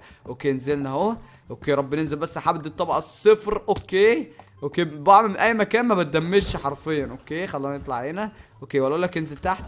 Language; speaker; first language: Arabic; native; Arabic